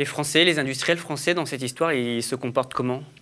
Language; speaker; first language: French; native; French